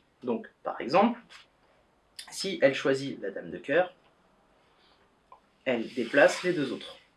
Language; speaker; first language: French; native; French